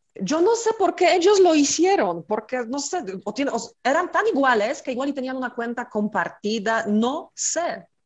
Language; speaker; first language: Spanish; non-native, fluent; Polish